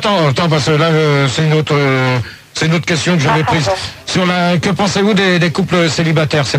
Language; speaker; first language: French; native; French